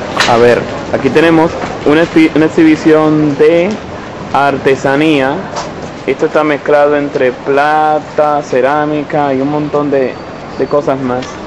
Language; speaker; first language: Spanish; native; Spanish